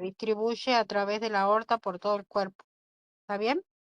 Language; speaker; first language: Spanish; native; Spanish